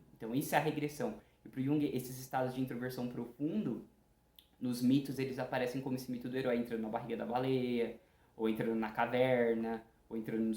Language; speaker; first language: Portuguese; native; Portuguese